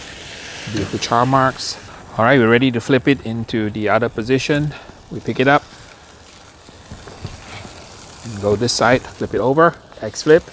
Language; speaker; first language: English; native; English